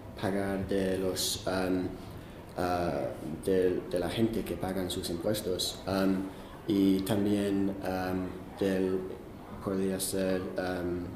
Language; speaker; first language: Spanish; non-native, fluent; English